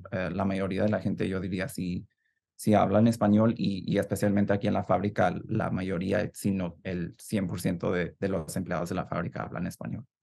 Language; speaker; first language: Spanish; early bilingual, heritage; Spanish